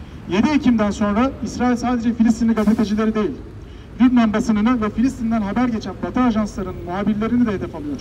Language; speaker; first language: Turkish; native; Turkish